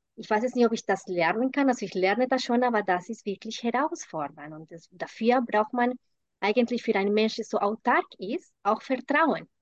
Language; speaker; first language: German; non-native, fluent; Spanish